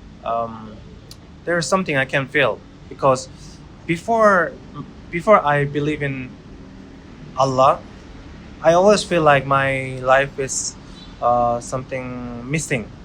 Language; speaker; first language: English; non-native, learner; Korean